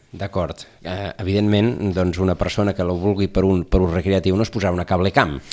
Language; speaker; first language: Catalan; native; Catalan